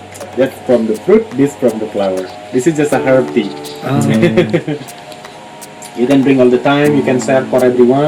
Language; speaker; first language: English; non-native, learner; Indonesian